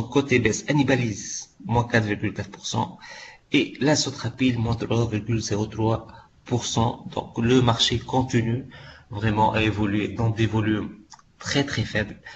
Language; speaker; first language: French; non-native, local second language; Arabic